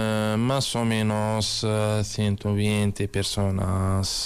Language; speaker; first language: Spanish; non-native, learner; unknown